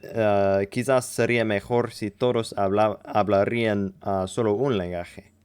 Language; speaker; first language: Spanish; non-native, learner; English